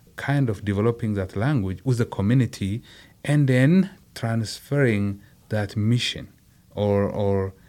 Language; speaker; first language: English; non-native, fluent; Amharic